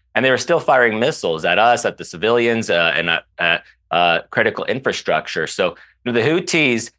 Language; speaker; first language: English; early bilingual, other home language; Arabic